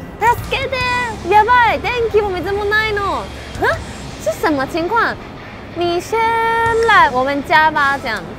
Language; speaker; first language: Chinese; non-native, fluent; Japanese